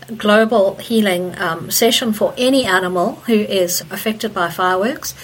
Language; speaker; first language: English; native; English